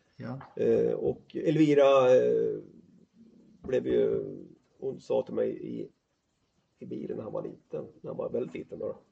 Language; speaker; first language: Swedish; native; Swedish